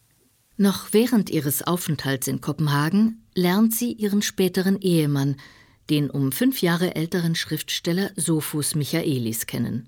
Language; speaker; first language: German; native; German